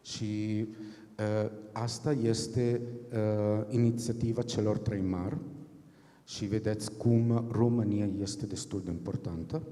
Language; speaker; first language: Romanian; non-native, fluent; Italian